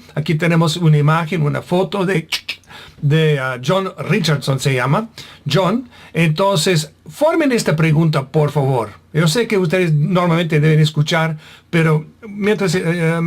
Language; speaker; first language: Spanish; non-native, fluent; English